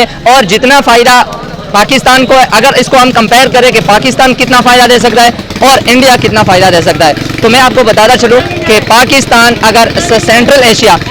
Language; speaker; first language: Hindi; non-native, local second language; Pashto